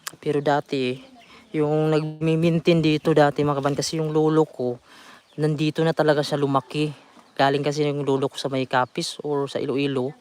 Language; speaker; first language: Filipino; non-native, local second language; Cebuano